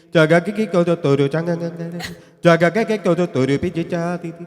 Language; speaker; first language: Malayalam; native; Malayalam